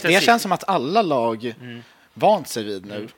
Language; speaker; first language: Swedish; native; Swedish